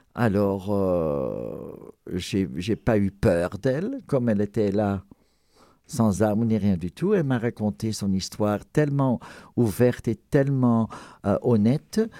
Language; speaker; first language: French; non-native, fluent; Dutch